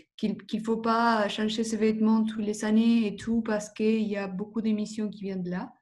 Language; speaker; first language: French; non-native, fluent; Spanish